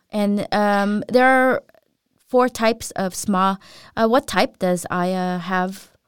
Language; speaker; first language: English; early bilingual, other home language; Filipino